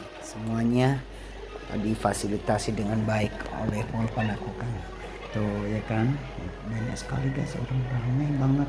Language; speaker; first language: Indonesian; native; Indonesian